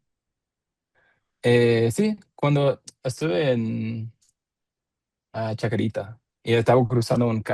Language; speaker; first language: Spanish; non-native, learner; English